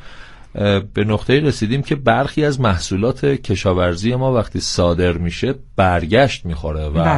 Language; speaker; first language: Persian; native; Persian